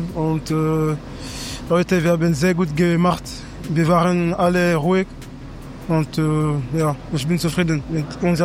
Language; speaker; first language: German; non-native, fluent; French